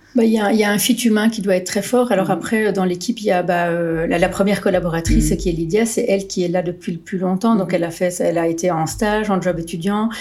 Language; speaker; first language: French; early bilingual, other home language; Portuguese